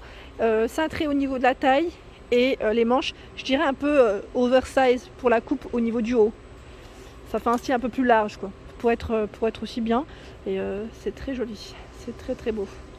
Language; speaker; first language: French; native; French